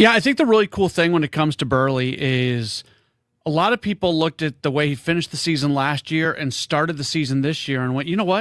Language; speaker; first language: English; native; English